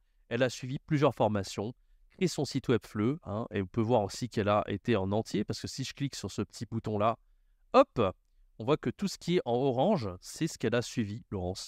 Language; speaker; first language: French; native; French